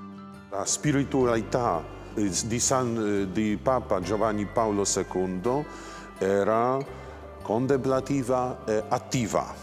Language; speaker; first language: Italian; non-native, learner; Polish